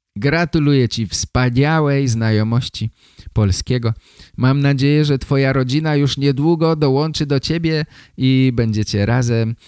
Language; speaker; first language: Polish; native; Polish